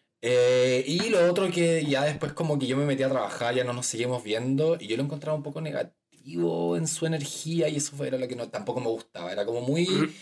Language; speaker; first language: Spanish; native; Spanish